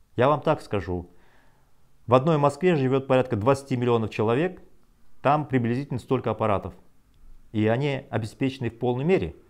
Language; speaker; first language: Russian; non-native, local second language; Kazakh